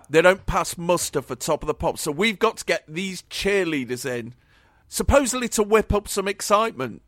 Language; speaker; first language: English; native; English